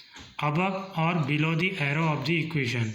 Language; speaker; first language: English; non-native, local second language; Hindi